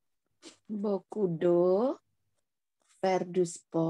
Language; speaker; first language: French; non-native, learner; Indonesian